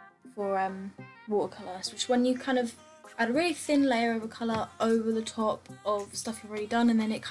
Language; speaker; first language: English; native; English